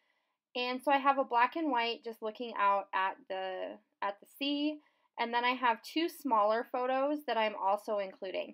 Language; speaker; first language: English; native; English